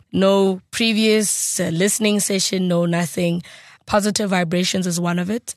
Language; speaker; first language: English; non-native, local second language; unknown